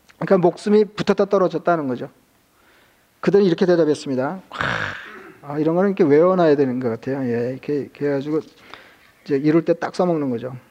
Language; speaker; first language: Korean; native; Korean